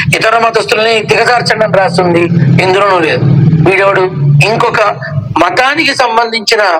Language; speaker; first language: Telugu; native; Telugu